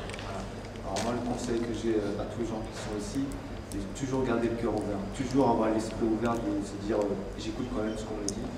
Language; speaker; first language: French; native; French